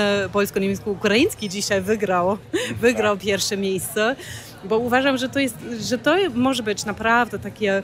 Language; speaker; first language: Polish; non-native, fluent; German